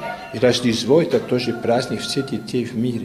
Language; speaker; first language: Russian; non-native, fluent; Italian